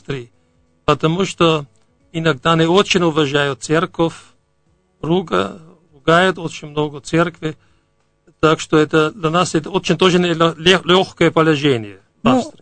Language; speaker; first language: Russian; non-native, fluent; German